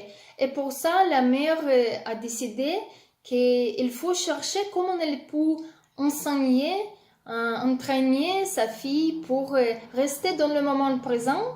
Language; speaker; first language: French; non-native, learner; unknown